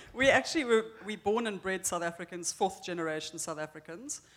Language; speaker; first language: English; native; English